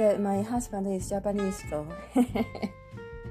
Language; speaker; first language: English; non-native, fluent; Japanese